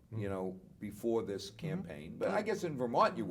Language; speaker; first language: English; native; English